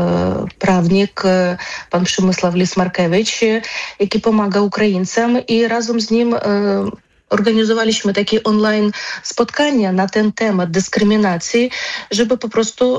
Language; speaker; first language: Polish; non-native, fluent; Ukrainian